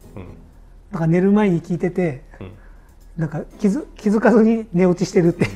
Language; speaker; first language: Japanese; native; Japanese